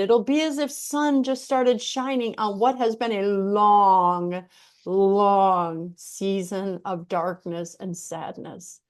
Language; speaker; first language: English; native; English